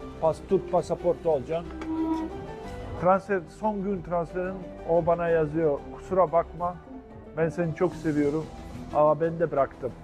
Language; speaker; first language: Turkish; non-native, fluent; Bosnian